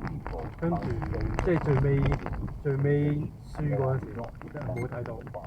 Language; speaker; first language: Cantonese; early bilingual, heritage; Cantonese